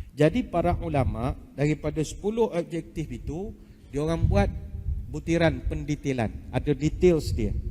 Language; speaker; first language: Malay; native; Malay